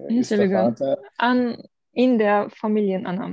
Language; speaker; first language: German; non-native, learner; Turkish